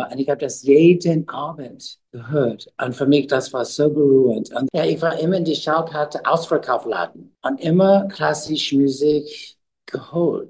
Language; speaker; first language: German; non-native, learner; English